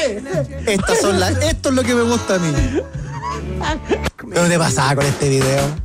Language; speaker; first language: Spanish; native; Spanish